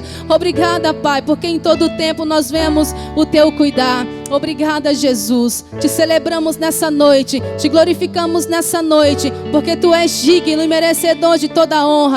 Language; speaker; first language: Portuguese; native; Portuguese